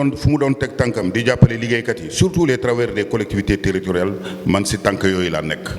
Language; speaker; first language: Wolof; non-native, local second language; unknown